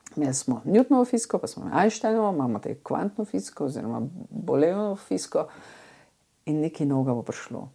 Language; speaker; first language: Slovenian; native; Slovenian